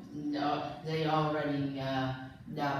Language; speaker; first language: English; non-native, learner; Vietnamese